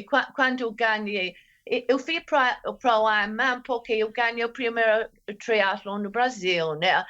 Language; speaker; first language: Portuguese; non-native, fluent; English